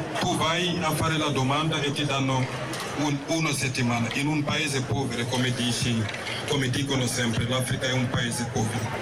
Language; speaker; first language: Italian; non-native, fluent; Wolof